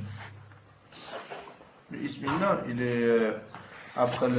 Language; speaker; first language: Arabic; non-native, learner; French